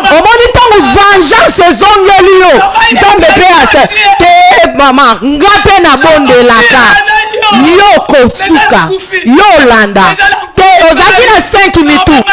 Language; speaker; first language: Lingala; non-native, local second language; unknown